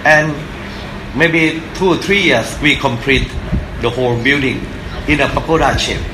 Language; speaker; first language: English; non-native, fluent; Thai